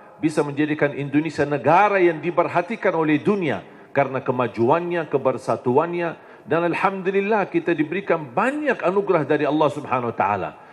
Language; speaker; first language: Indonesian; non-native, fluent; Arabic